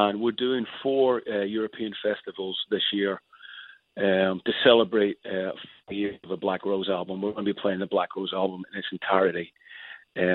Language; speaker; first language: English; native; English